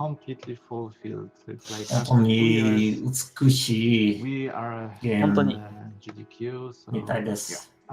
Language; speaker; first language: Japanese; non-native, learner; English